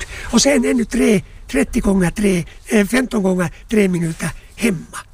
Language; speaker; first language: Swedish; non-native, local second language; Finnish